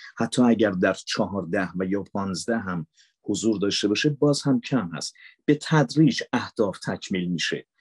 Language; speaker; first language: Persian; native; Persian